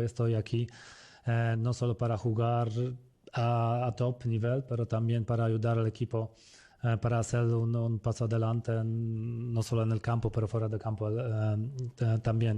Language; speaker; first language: Spanish; non-native, fluent; Polish